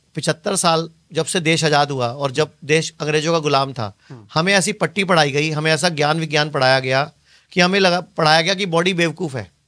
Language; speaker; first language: Hindi; native; Hindi